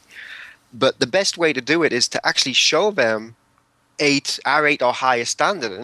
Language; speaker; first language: English; native; English